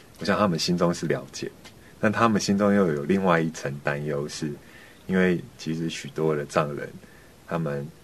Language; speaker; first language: Chinese; native; Chinese